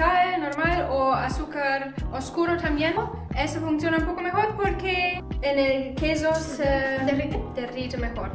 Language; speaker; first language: Spanish; non-native, fluent; German